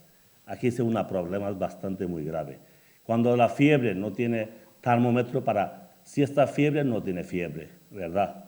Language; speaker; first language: Spanish; non-native, learner; Bangla